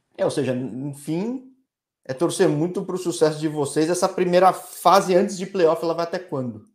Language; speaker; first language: Portuguese; native; Portuguese